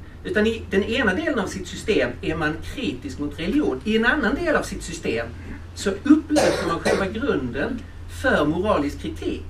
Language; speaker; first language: Swedish; native; Swedish